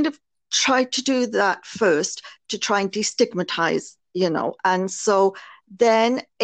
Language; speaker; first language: English; native; English